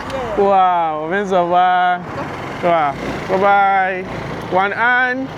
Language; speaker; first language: Chinese; non-native, learner; English